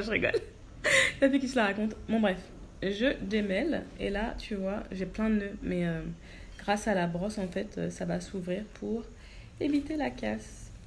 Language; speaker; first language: French; native; French